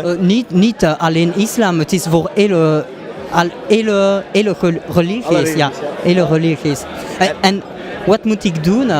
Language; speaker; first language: Dutch; non-native, local second language; French